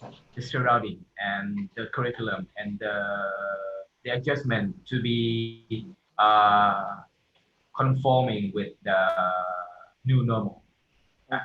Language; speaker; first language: English; non-native, fluent; Thai